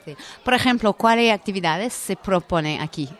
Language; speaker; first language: Spanish; non-native, learner; French